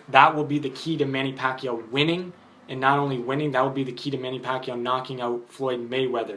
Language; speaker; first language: English; native; English